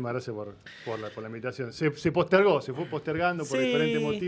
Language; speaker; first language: Spanish; native; Spanish